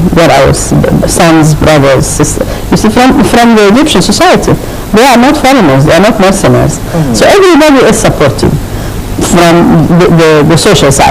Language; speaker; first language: English; non-native, fluent; Arabic